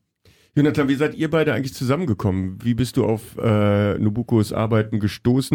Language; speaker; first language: German; native; German